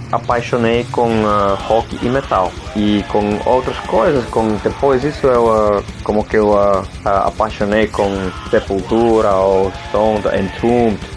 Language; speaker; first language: Portuguese; non-native, learner; Finnish